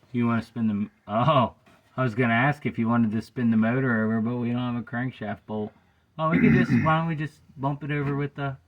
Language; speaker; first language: English; native; English